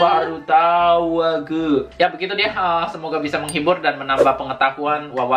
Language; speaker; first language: Indonesian; native; Indonesian